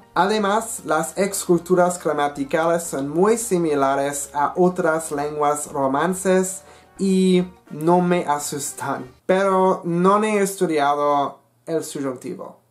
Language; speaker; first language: Spanish; non-native, learner; English